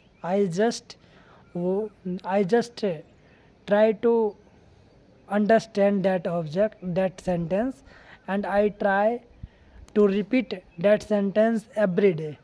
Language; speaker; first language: English; non-native, learner; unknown